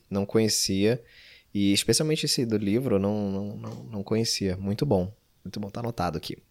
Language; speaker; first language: Portuguese; native; Portuguese